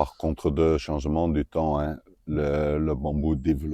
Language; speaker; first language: French; non-native, local second language; Dutch